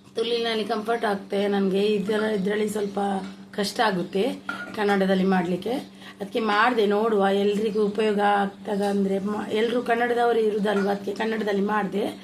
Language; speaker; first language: Kannada; non-native, local second language; Tulu